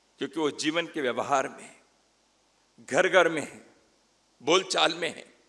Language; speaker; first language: Hindi; non-native, local second language; Kannada